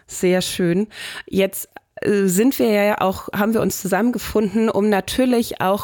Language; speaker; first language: German; native; German